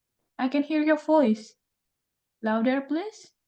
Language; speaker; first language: English; non-native, learner; Indonesian